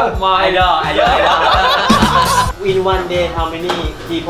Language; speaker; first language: English; non-native, learner; Thai